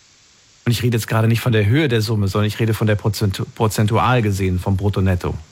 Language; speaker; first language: German; native; German